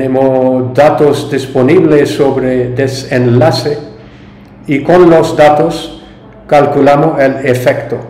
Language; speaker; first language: Spanish; non-native, learner; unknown